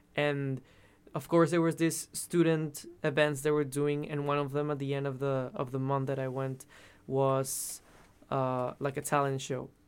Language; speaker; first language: English; non-native, fluent; Spanish